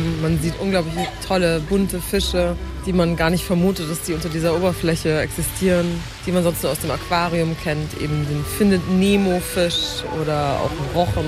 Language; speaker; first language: German; native; German